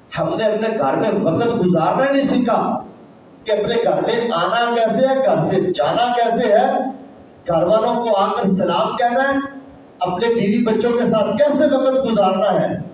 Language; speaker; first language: Urdu; non-native, local second language; Punjabi